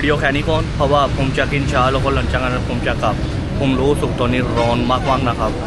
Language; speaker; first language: Thai; non-native, fluent; Urdu